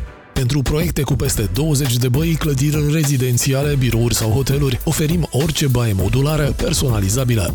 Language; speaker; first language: Romanian; native; Romanian